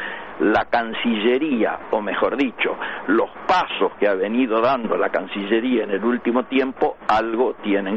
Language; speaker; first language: Spanish; native; Spanish